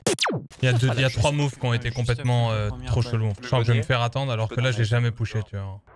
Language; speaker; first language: French; native; French